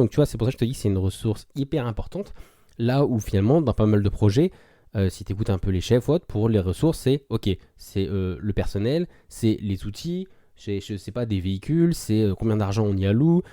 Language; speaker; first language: French; native; French